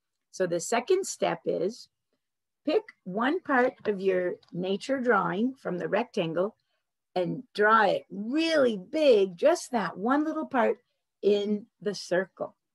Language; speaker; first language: English; native; English